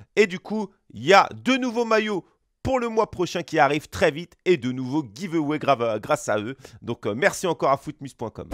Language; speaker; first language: French; native; French